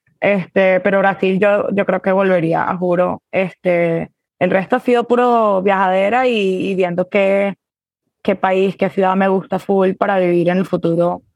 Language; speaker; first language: Spanish; early bilingual, heritage; Spanish